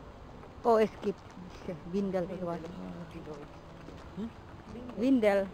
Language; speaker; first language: German; non-native, learner; Indonesian